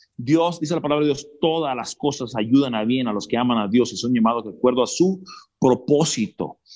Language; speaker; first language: Spanish; early bilingual, other home language; English